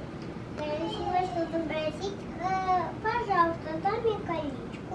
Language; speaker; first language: Russian; early bilingual, heritage; Russian